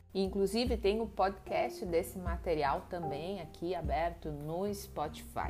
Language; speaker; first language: Portuguese; native; Portuguese